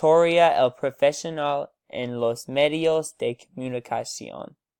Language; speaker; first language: Spanish; non-native, learner; English